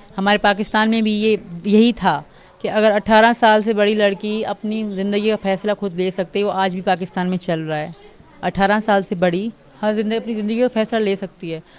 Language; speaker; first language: Urdu; non-native, local second language; Sindhi